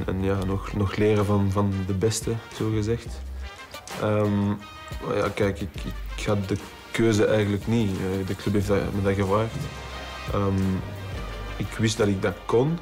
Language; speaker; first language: Dutch; non-native, local second language; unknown